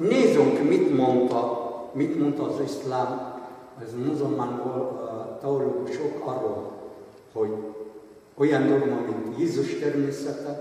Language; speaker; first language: Hungarian; non-native, fluent; Arabic